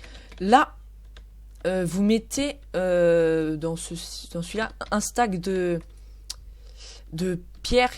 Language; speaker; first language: French; native; French